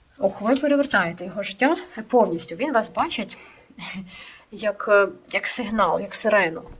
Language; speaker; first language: Ukrainian; non-native, local second language; Russian